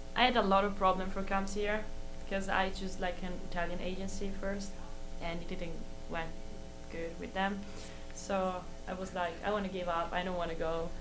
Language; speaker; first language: English; non-native, fluent; Italian